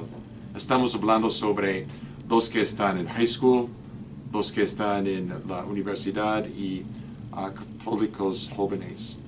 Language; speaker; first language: Spanish; non-native, fluent; English